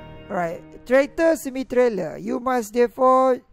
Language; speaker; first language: English; non-native, local second language; Malay